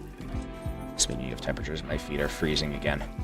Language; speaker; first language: English; native; English